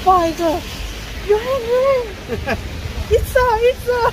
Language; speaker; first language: Korean; non-native, learner; Lao